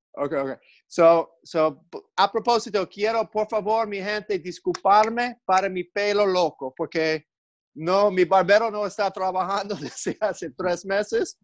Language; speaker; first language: Spanish; non-native, learner; English